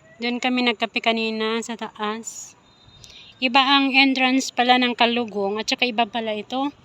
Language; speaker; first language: Filipino; non-native, local second language; Iloko